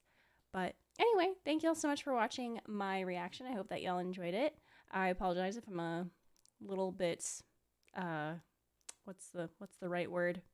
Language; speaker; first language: English; native; English